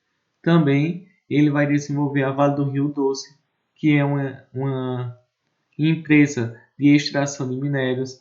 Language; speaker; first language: Portuguese; native; Portuguese